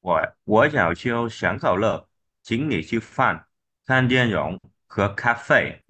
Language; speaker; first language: Chinese; non-native, learner; Vietnamese